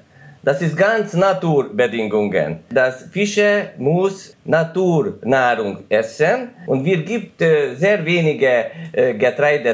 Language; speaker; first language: German; non-native, learner; Hungarian